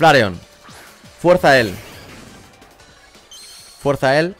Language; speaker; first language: Spanish; native; Spanish